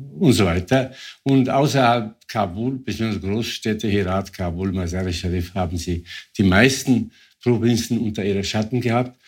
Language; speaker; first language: German; non-native, fluent; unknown